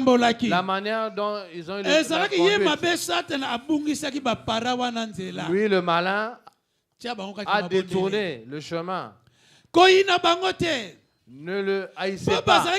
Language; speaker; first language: French; non-native, local second language; Lingala